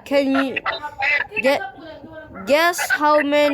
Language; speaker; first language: English; non-native, local second language; Filipino